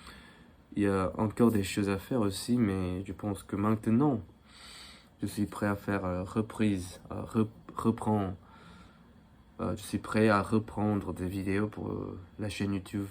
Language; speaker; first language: French; non-native, fluent; Korean